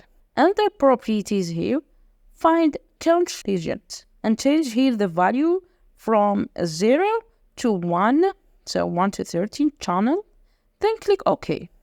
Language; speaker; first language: English; non-native, fluent; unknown